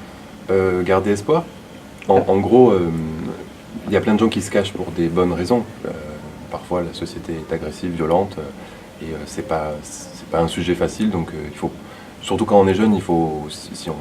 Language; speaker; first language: French; native; French